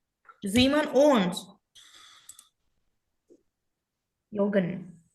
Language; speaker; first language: German; non-native, learner; Indonesian